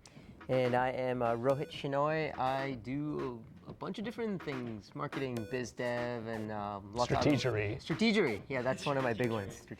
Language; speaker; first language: English; native; English